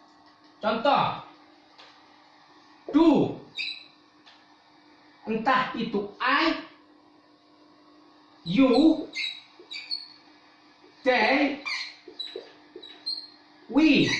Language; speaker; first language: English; non-native, fluent; Indonesian